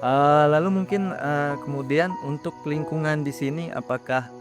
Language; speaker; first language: Indonesian; native; Indonesian